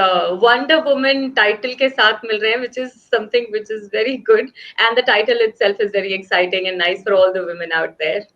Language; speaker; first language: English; non-native, local second language; Hindi